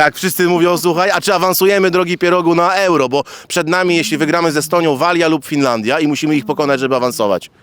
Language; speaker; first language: Polish; native; Polish